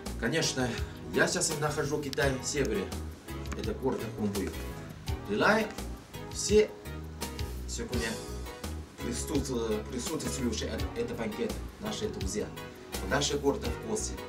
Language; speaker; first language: Russian; non-native, learner; Chinese